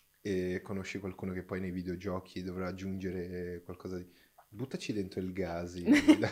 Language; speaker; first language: Italian; non-native, fluent; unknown